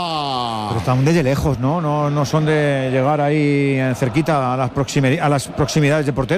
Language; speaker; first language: Spanish; native; Spanish